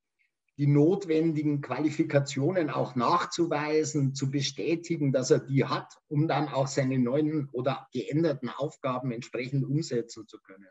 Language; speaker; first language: German; native; German